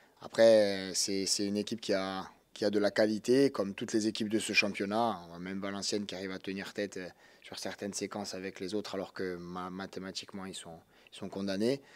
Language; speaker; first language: French; native; French